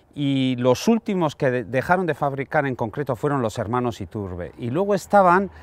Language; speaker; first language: Spanish; non-native, local second language; Basque